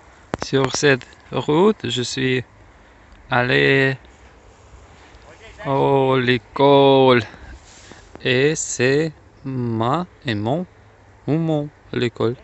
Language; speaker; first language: French; non-native, learner; Russian